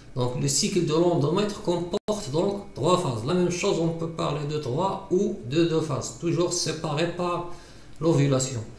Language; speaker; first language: French; non-native, local second language; Arabic